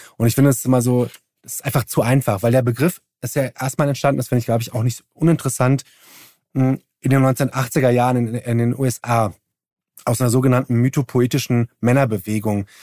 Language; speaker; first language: German; early bilingual, other home language; Turkish